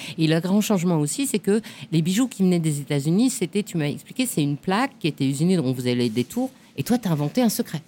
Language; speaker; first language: French; native; French